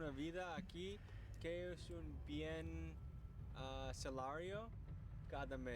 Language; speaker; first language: Spanish; non-native, learner; English